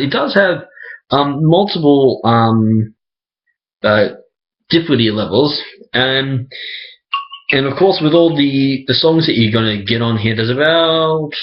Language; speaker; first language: English; native; English